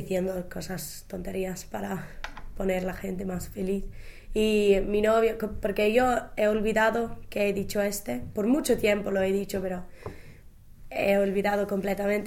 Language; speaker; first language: Spanish; non-native, fluent; English